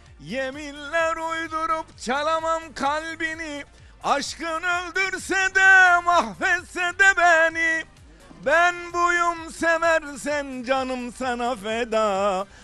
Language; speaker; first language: Turkish; native; Turkish